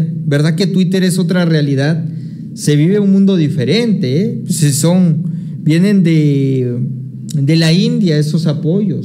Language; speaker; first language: Spanish; native; Spanish